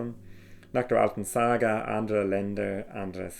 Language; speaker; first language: German; non-native, fluent; English